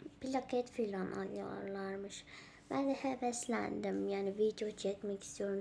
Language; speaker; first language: Turkish; early bilingual, heritage; Turkmen